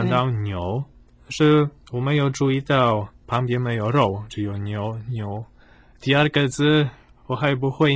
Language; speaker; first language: Chinese; non-native, fluent; Polish